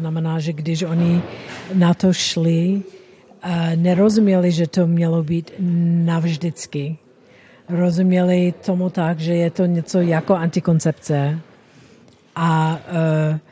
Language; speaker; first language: Czech; non-native, fluent; English